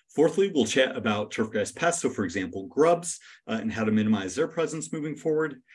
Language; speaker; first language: English; native; English